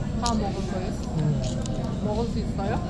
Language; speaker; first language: Korean; non-native, learner; Uzbek